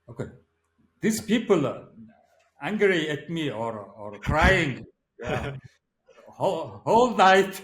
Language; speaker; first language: English; non-native, learner; Mongolian